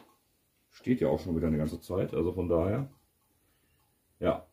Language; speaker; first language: German; native; German